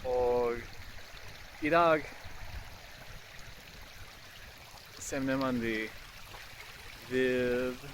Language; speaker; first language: Icelandic; non-native, learner; English